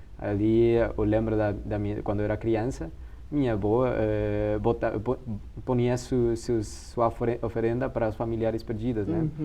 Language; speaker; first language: Portuguese; non-native, fluent; Spanish